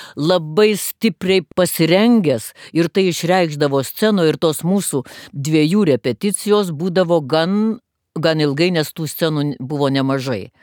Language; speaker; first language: Lithuanian; native; Lithuanian